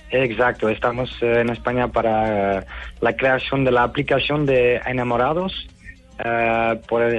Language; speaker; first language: Spanish; non-native, learner; Dutch